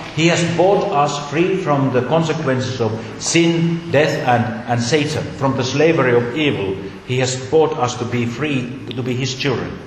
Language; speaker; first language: English; non-native, fluent; Finnish